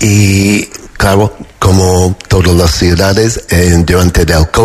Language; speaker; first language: Spanish; non-native, learner; English